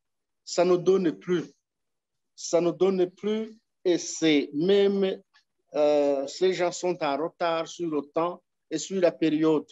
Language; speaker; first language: French; non-native, local second language; Rundi